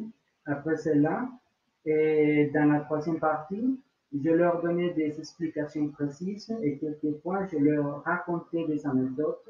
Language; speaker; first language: French; non-native, learner; Spanish